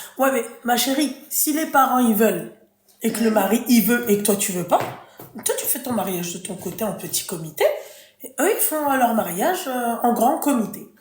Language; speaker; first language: French; early bilingual, other home language; Arabic